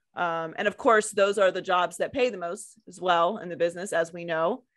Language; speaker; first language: English; native; English